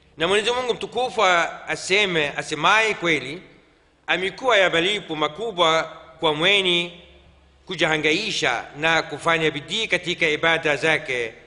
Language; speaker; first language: Swahili; non-native, fluent; Arabic